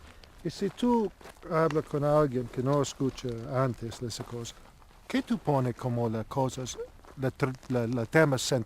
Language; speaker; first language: Spanish; non-native, learner; English